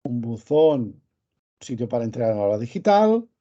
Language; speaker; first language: Spanish; native; Spanish